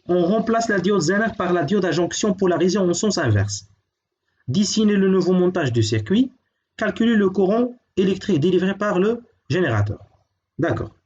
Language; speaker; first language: French; non-native, local second language; Arabic